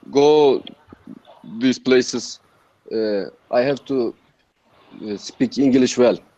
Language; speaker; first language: English; non-native, learner; Turkish